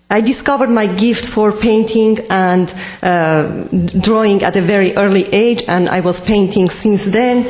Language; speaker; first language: English; non-native, fluent; Persian